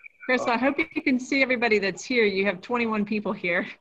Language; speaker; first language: English; native; English